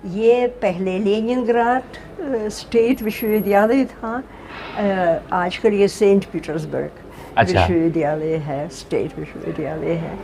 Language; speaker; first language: Hindi; non-native, fluent; Russian